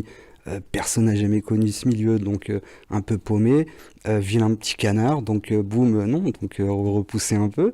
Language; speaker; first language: French; native; French